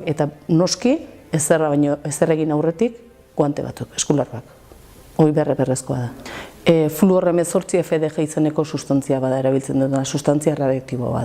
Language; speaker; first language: Basque; native; Basque